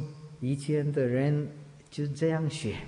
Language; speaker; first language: Chinese; non-native, fluent; Czech